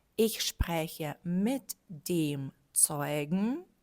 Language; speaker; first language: German; non-native, fluent; Ukrainian